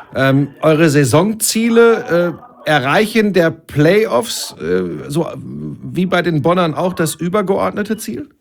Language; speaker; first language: German; native; German